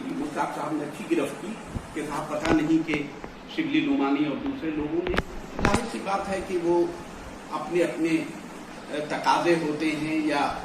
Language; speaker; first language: Urdu; native; Urdu